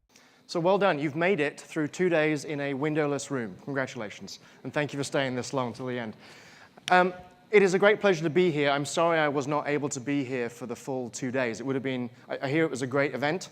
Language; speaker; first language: English; native; English